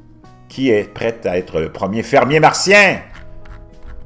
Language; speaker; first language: French; native; French